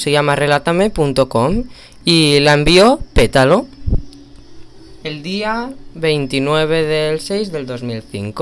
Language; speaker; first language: Spanish; native; Spanish